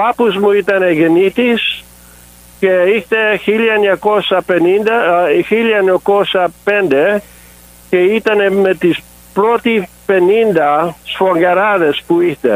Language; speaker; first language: Greek; early bilingual, heritage; English